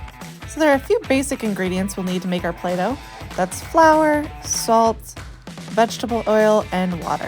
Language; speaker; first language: English; native; English